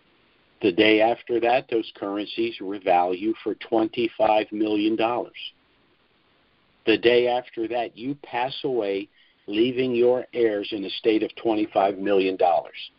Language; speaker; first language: English; native; English